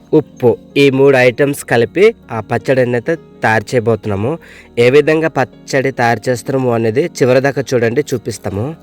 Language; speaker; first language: Telugu; non-native, local second language; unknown